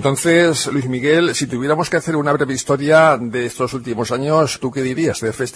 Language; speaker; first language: Spanish; native; Spanish